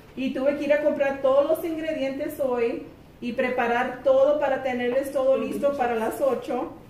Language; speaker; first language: Spanish; early bilingual, heritage; Spanish